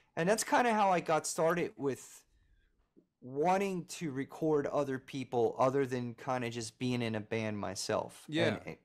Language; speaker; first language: English; native; English